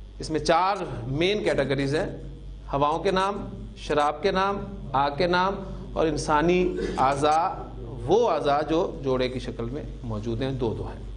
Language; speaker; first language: Urdu; native; Urdu